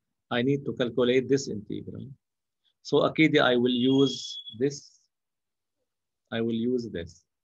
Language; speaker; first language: English; non-native, local second language; Arabic